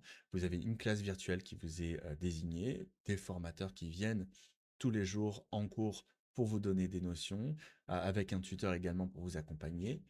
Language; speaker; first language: French; native; French